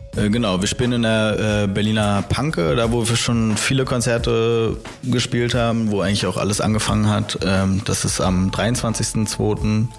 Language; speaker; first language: German; native; German